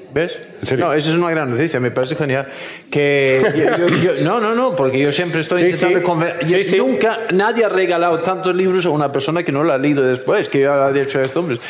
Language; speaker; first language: Spanish; non-native, fluent; Swedish